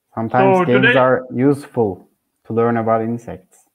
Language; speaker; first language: English; non-native, learner; Turkish